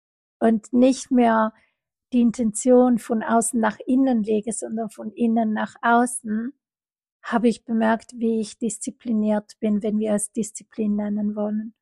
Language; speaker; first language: German; non-native, fluent; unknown